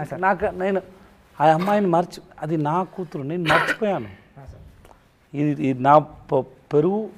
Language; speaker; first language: Telugu; non-native, learner; Tamil